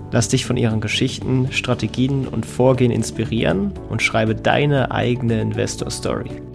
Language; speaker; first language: German; native; German